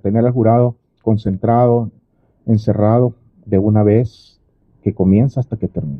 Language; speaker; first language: Spanish; native; Spanish